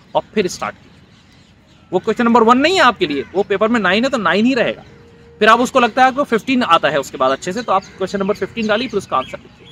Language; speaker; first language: Hindi; native; Hindi